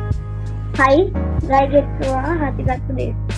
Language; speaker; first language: Japanese; non-native, learner; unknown